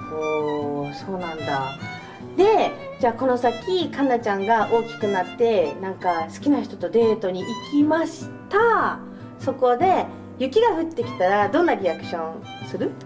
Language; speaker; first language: Japanese; native; Japanese